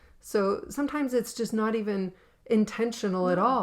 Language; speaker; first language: English; native; English